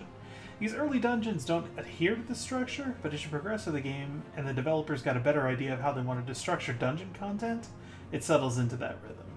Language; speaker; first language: English; native; English